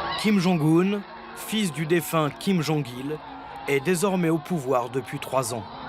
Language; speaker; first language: French; native; French